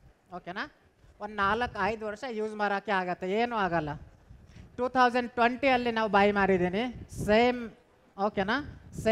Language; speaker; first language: Kannada; non-native, local second language; Hindi